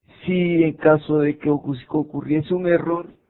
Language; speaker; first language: Spanish; native; Spanish